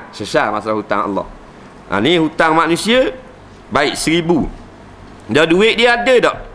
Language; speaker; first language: Malay; native; Malay